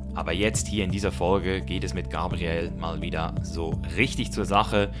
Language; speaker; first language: German; early bilingual, other home language; Azerbaijani